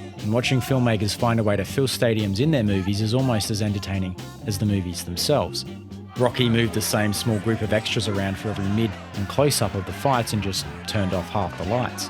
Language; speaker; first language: English; native; English